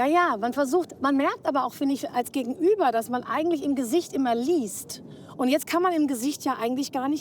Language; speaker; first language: German; native; German